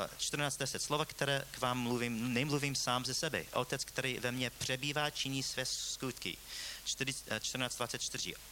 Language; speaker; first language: Czech; non-native, fluent; English